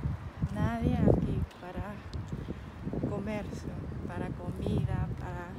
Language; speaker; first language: Spanish; non-native, fluent; Chinese